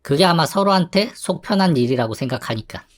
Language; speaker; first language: Korean; native; Korean